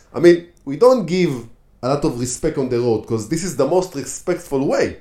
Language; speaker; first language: English; non-native, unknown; Hebrew